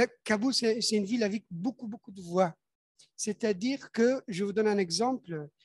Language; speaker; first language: French; non-native, fluent; Persian